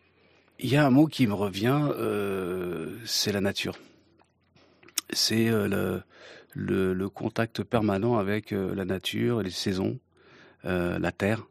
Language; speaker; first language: French; early bilingual, other home language; Kabyle